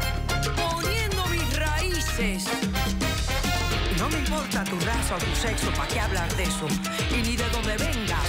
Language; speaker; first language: Spanish; native; Spanish